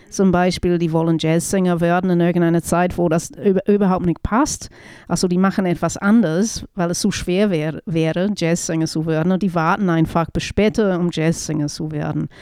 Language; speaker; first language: German; non-native, fluent; English